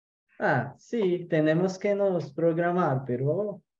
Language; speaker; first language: Spanish; non-native, local second language; Portuguese